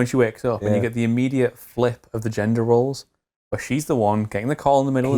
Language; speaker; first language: English; native; English